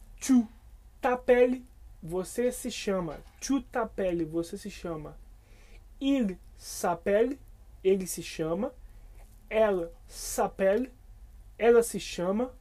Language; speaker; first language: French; non-native, fluent; Portuguese